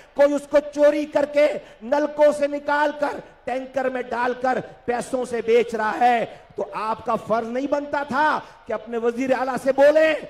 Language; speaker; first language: Urdu; native; Urdu